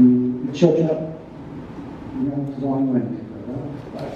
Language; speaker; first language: Polish; native; Polish